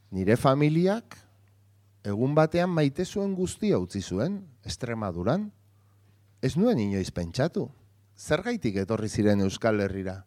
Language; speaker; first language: Basque; non-native, local second language; Spanish